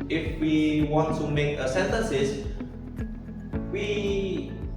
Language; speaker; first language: English; non-native, learner; Indonesian